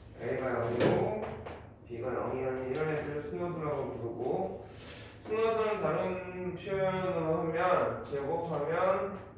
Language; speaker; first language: Korean; native; Korean